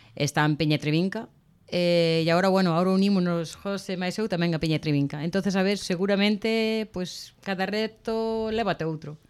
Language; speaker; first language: Galician; non-native, local second language; Spanish